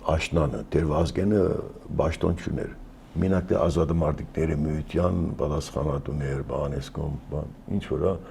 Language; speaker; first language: Armenian; early bilingual, heritage; Armenian